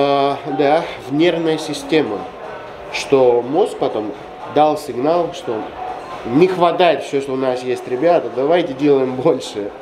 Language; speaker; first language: Russian; non-native, fluent; Greek